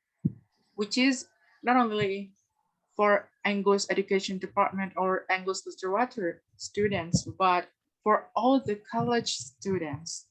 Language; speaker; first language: English; non-native, learner; Indonesian